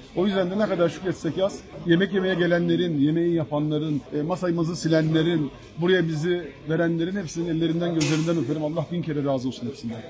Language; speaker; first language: Turkish; native; Turkish